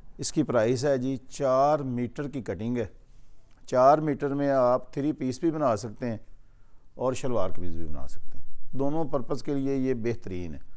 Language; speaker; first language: Urdu; non-native, local second language; Punjabi